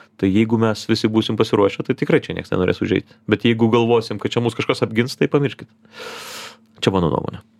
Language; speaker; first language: Lithuanian; native; Lithuanian